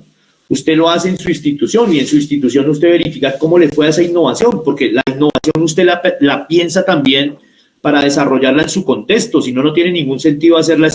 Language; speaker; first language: Spanish; native; Spanish